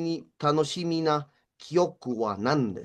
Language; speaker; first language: Japanese; non-native, learner; Spanish